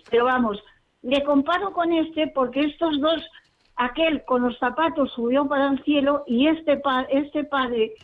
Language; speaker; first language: Spanish; native; Spanish